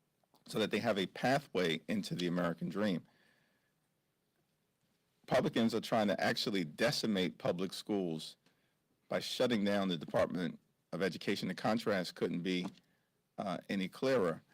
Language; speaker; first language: English; native; English